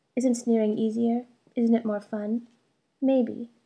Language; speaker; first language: English; early bilingual, other home language; Malayalam